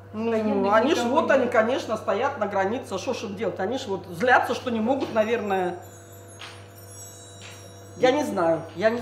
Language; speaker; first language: Russian; native; Russian